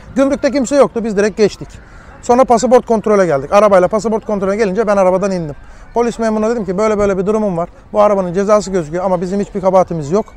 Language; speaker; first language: Turkish; early bilingual, heritage; Turkish